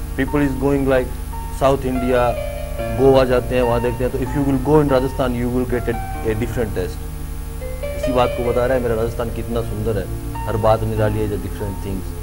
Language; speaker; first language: Hindi; native; Hindi